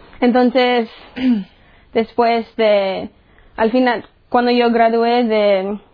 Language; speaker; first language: Spanish; early bilingual, heritage; English